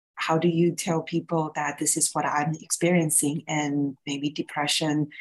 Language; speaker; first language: English; early bilingual, other home language; Thai